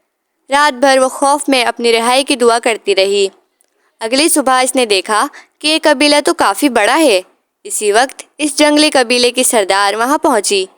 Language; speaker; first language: Urdu; native; Urdu